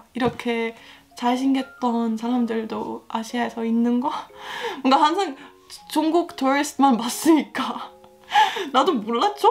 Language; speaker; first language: Korean; non-native, fluent; Estonian